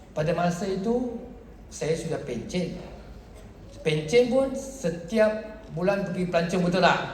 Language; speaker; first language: Malay; non-native, local second language; Chinese